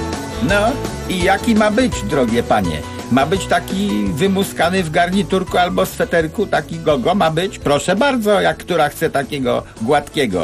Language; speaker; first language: Polish; native; Polish